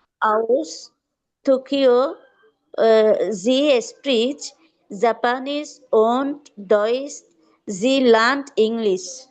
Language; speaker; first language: German; non-native, learner; Bangla